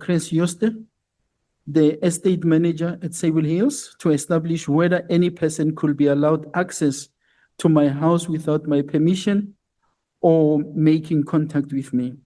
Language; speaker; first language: English; non-native, local second language; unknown